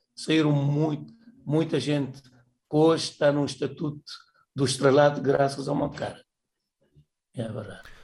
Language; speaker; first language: Portuguese; non-native, local second language; Kabuverdianu